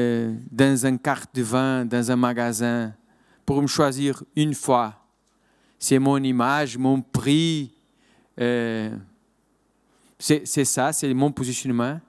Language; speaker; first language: French; non-native, fluent; Portuguese